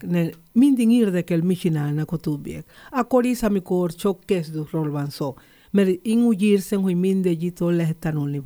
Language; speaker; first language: Hungarian; non-native, fluent; Spanish